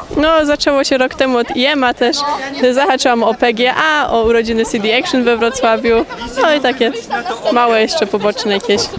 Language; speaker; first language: Polish; native; Polish